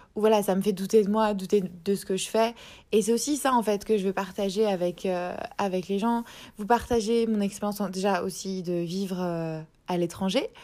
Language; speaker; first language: French; native; French